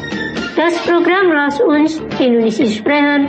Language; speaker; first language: German; non-native, fluent; Indonesian